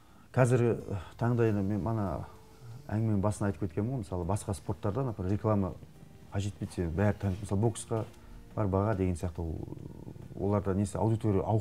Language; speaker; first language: Kazakh; native; Kazakh